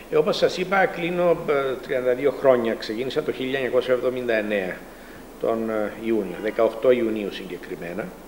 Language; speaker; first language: Greek; native; Greek